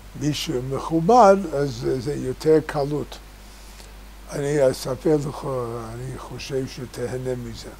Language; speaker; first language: Hebrew; non-native, fluent; English